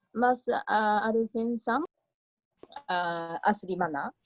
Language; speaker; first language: Indonesian; non-native, learner; Japanese